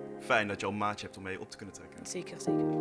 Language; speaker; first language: Dutch; native; Dutch